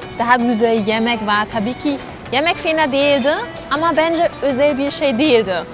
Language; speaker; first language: Turkish; non-native, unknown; German